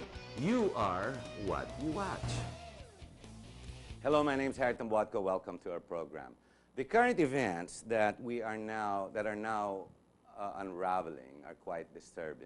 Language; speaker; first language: English; non-native, local second language; Filipino